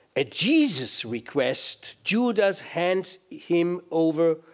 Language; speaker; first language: English; non-native, fluent; Hebrew